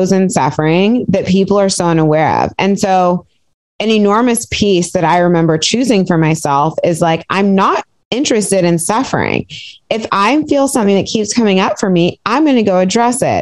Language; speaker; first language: English; native; English